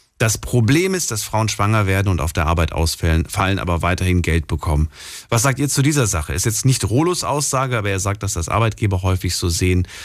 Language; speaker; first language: German; native; German